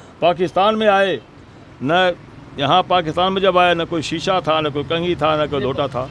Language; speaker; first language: Urdu; native; Urdu